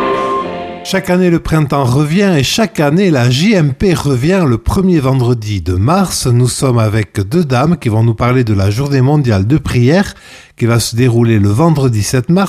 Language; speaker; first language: French; native; French